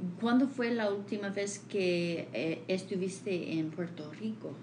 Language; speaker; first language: Spanish; non-native, fluent; English